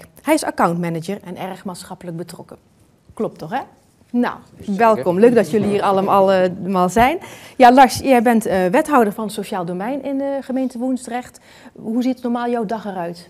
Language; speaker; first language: Dutch; native; Dutch